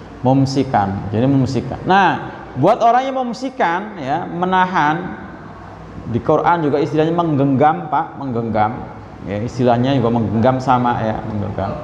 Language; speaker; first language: Indonesian; native; Indonesian